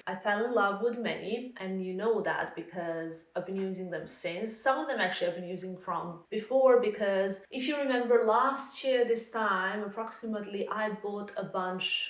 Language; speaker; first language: English; non-native, fluent; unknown